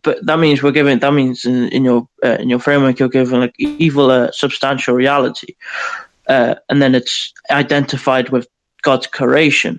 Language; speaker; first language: English; native; English